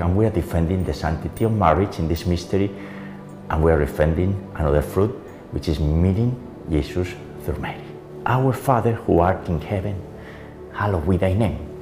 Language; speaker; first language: English; non-native, fluent; Spanish